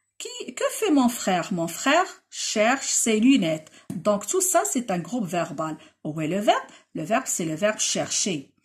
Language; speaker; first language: French; non-native, local second language; Arabic